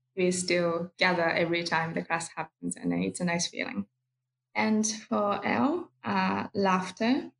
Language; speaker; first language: English; non-native, fluent; Japanese